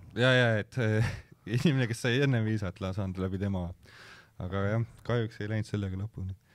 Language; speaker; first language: Estonian; native; Estonian